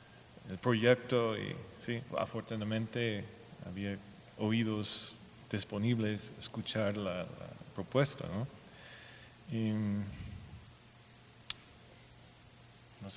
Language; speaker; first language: Spanish; non-native, fluent; English